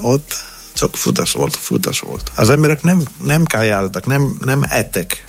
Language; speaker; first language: Hungarian; non-native, learner; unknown